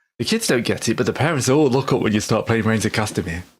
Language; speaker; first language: English; native; English